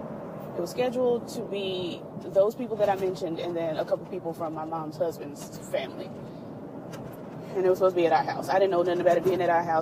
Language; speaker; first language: English; native; English